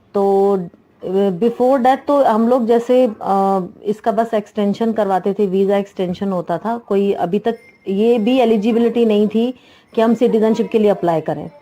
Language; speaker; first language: Urdu; non-native, local second language; Sindhi